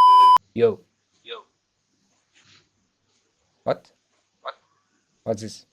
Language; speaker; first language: English; non-native, learner; Arabic